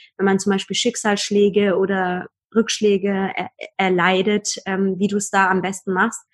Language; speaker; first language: German; early bilingual, other home language; Persian